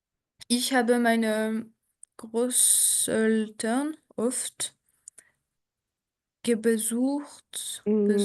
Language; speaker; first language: German; non-native, learner; French